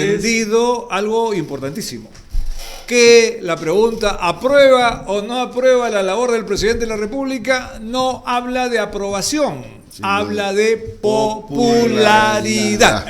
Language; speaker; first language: Spanish; native; Spanish